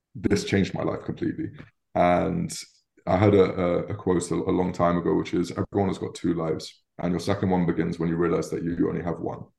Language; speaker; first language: English; native; English